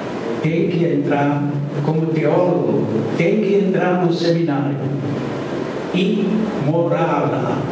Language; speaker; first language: Portuguese; non-native, fluent; German